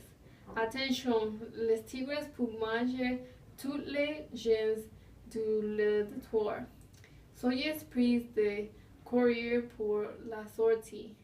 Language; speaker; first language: French; non-native, learner; English